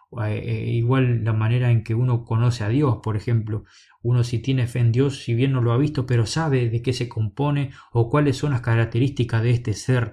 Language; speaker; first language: Spanish; native; Spanish